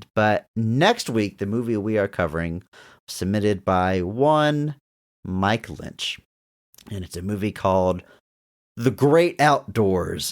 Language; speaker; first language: English; native; English